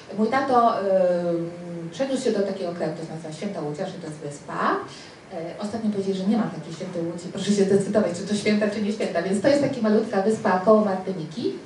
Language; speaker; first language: Polish; early bilingual, heritage; Spanish